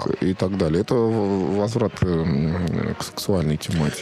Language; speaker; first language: Russian; native; Russian